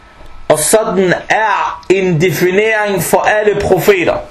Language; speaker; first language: Danish; non-native, fluent; Arabic